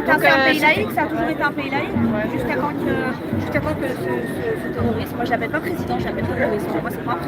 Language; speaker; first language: French; native; French